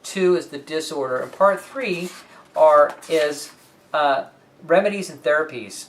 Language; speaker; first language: English; native; English